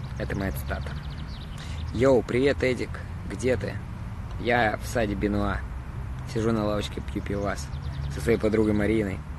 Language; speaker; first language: Russian; native; Russian